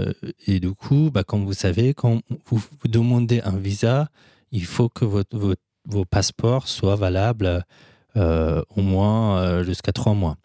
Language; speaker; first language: French; non-native, fluent; Persian